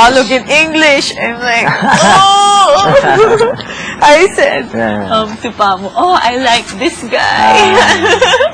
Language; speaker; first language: English; non-native, local second language; Filipino